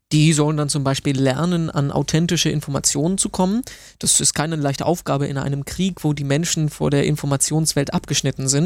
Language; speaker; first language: German; native; German